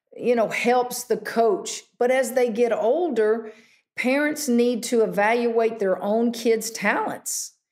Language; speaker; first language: English; native; English